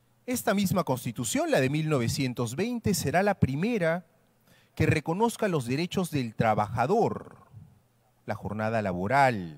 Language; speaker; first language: Spanish; native; Spanish